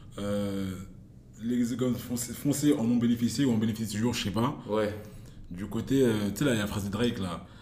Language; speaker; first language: French; native; French